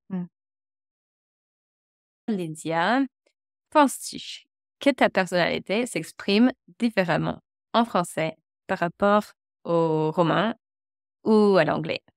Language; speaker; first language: French; non-native, fluent; English